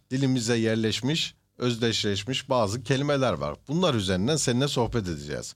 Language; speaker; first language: Turkish; early bilingual, heritage; Turkish